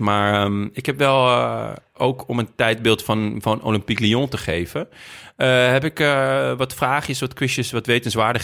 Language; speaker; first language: Dutch; native; Dutch